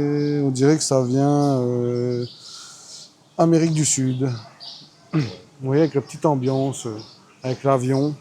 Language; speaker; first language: French; native; French